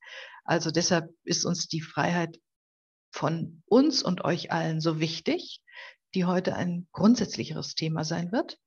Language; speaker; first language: German; native; German